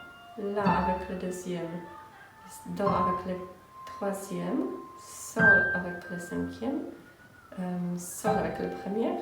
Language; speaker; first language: French; non-native, fluent; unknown